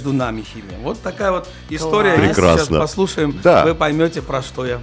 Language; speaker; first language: Russian; non-native, fluent; Georgian